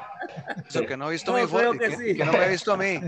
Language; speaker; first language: Spanish; native; Spanish